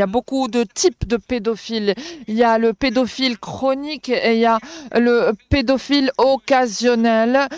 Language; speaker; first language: French; non-native, local second language; Arabic